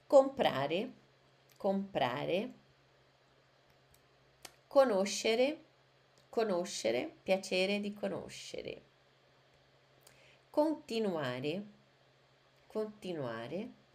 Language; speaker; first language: Italian; non-native, fluent; Portuguese